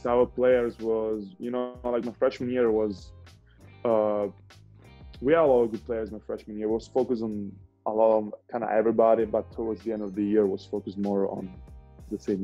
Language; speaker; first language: English; non-native, fluent; Italian